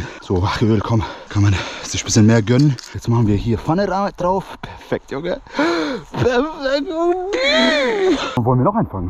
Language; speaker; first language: German; early bilingual, other home language; Bosnian